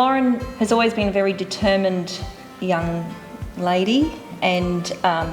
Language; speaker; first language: English; native; English